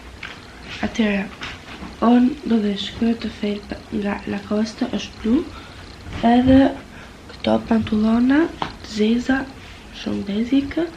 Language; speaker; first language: Albanian; early bilingual, heritage; Albanian